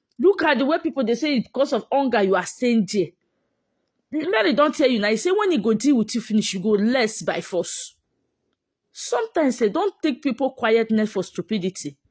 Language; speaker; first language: Nigerian Pidgin; native; Nigerian Pidgin